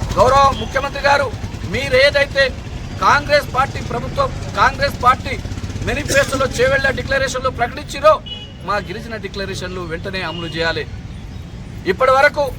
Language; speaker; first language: Telugu; non-native, local second language; Lambadi